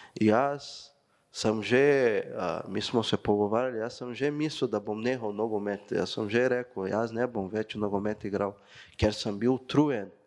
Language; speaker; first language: Slovenian; non-native, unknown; Portuguese